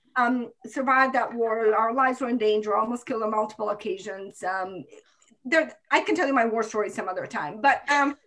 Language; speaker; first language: English; non-native, fluent; Croatian